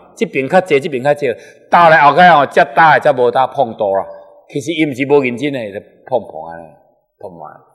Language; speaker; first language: Min Nan Chinese; native; Min Nan Chinese